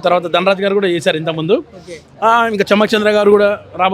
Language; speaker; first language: Telugu; native; Telugu